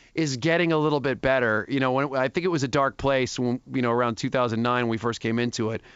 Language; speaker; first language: English; native; English